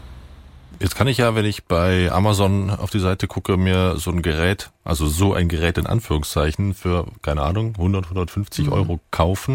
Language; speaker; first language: German; native; German